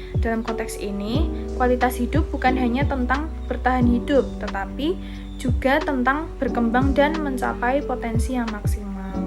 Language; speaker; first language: Indonesian; native; Indonesian